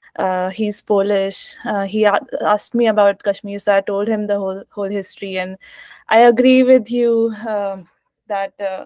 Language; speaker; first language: English; non-native, local second language; Hindi